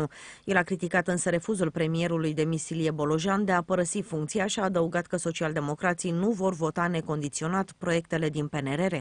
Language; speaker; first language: Romanian; native; Romanian